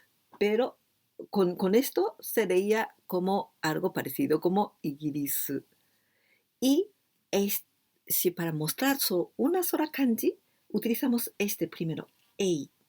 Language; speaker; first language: Spanish; non-native, fluent; Japanese